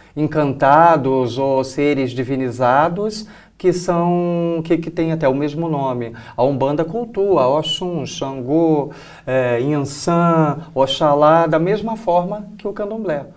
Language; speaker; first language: Portuguese; native; Portuguese